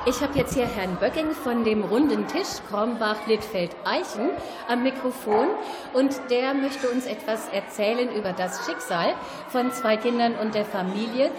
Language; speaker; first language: German; native; German